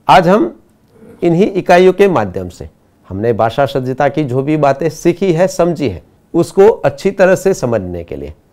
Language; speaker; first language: Hindi; non-native, local second language; Gujarati